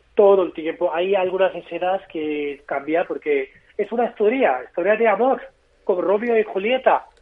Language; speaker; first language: Spanish; non-native, fluent; Hindi